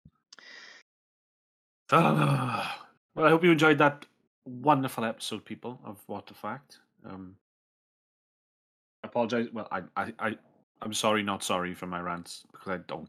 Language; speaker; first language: English; native; English